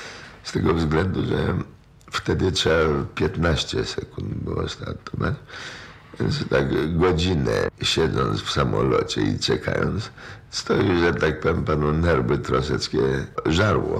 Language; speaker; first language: Polish; native; Polish